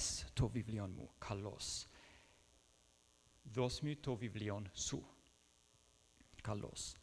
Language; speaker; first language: Greek; non-native, fluent; English